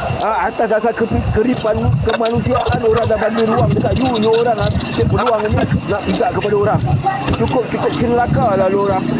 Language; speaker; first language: Malay; native; Malay